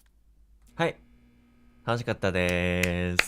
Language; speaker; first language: Japanese; non-native, fluent; Korean